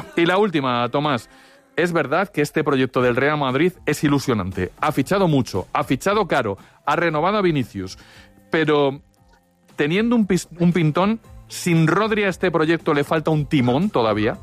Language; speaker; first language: Spanish; native; Spanish